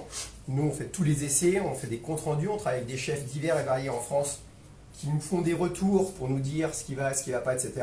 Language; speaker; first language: French; native; French